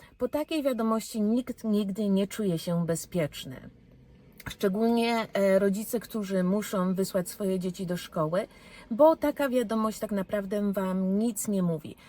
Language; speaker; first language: Polish; early bilingual, heritage; Polish